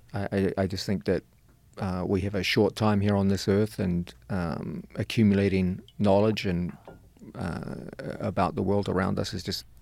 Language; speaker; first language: English; native; English